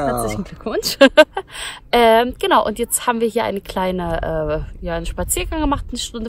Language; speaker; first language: German; native; German